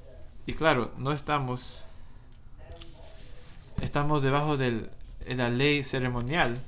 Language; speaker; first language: Spanish; non-native, fluent; English